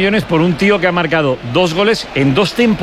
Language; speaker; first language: Spanish; native; Spanish